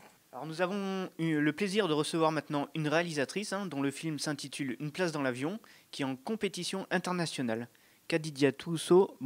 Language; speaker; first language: French; native; French